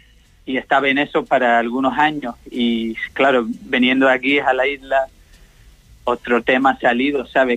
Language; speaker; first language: Spanish; non-native, learner; English